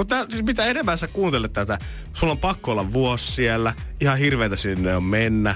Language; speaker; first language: Finnish; native; Finnish